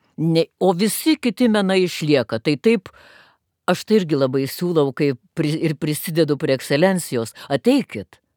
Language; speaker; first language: Lithuanian; native; Lithuanian